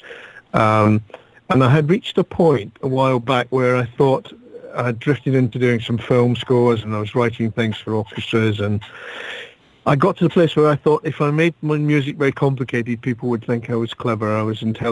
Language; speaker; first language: English; native; English